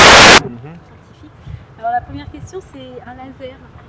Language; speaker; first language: French; native; French